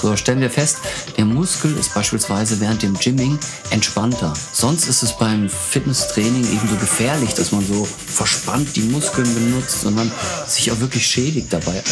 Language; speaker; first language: German; native; German